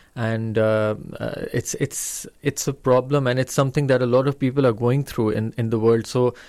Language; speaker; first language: English; non-native, local second language; Urdu